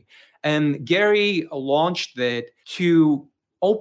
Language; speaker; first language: English; non-native, fluent; Czech